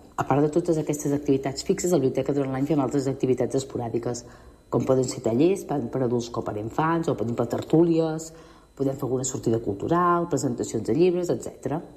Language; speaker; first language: Catalan; native; Catalan